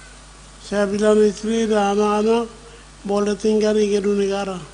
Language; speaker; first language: Indonesian; non-native, local second language; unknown